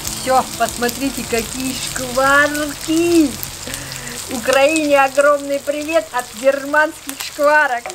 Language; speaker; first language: Russian; non-native, local second language; Armenian